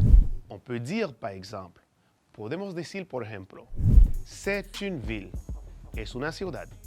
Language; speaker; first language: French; non-native, fluent; Spanish